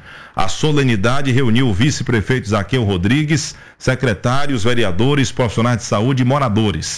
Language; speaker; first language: Portuguese; native; Portuguese